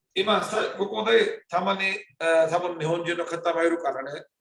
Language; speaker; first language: Japanese; non-native, learner; Urdu